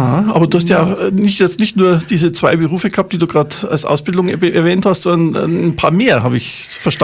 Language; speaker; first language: German; native; German